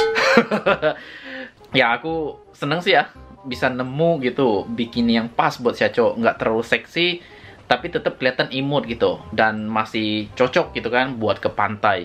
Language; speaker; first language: Indonesian; native; Indonesian